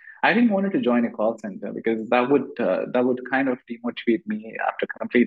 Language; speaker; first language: English; non-native, local second language; Malayalam